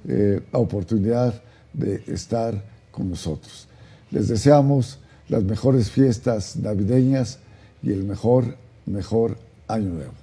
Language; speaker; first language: Spanish; native; Spanish